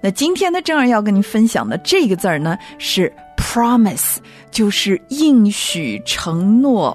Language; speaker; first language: Chinese; native; Chinese